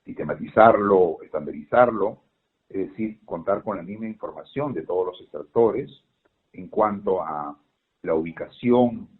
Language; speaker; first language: Spanish; native; Spanish